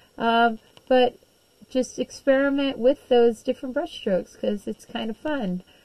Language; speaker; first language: English; native; English